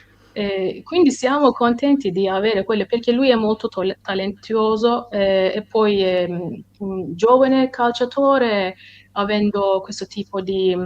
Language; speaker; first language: Italian; non-native, fluent; Turkish